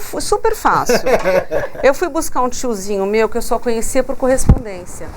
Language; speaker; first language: Portuguese; non-native, local second language; English